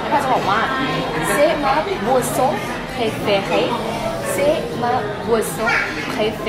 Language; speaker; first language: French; non-native, fluent; Thai